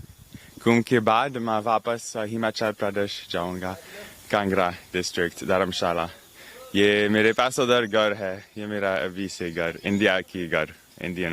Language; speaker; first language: Hindi; non-native, learner; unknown